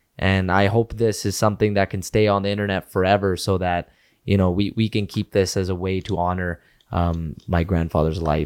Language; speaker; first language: English; early bilingual, other home language; Punjabi